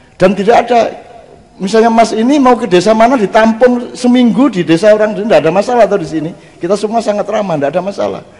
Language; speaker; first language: Indonesian; non-native, local second language; Javanese